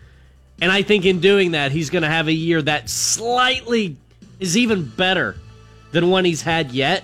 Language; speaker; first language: English; native; English